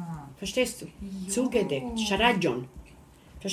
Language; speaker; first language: German; non-native, local second language; Romany